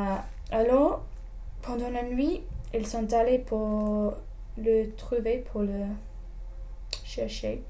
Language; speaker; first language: French; non-native, learner; English